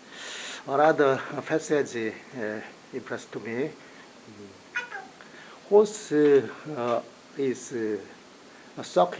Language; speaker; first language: English; non-native, learner; Korean